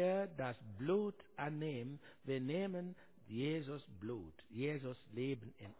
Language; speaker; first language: German; non-native, learner; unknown